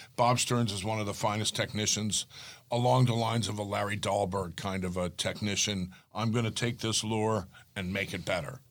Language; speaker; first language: English; native; English